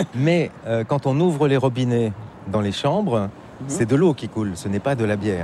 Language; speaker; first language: French; native; French